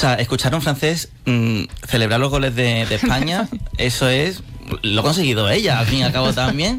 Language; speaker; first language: Spanish; native; Spanish